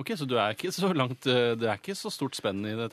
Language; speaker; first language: Norwegian; native; Norwegian